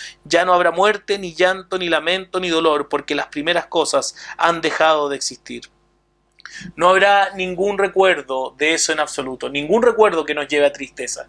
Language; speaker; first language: Spanish; native; Spanish